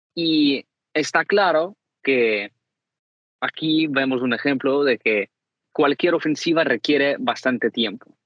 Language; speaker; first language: Spanish; non-native, fluent; Ukrainian